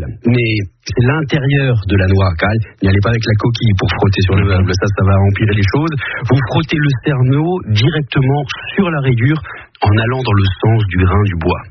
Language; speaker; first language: French; native; French